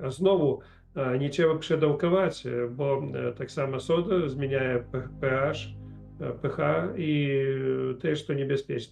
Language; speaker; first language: Polish; non-native, learner; Russian